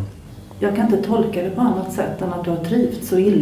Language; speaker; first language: Swedish; native; Swedish